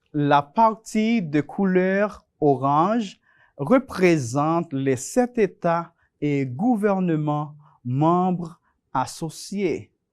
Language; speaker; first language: French; non-native, fluent; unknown